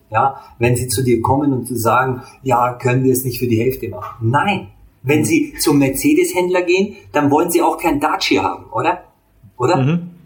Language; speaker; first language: German; early bilingual, other home language; Hungarian